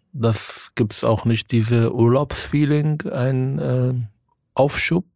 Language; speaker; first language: German; non-native, fluent; Arabic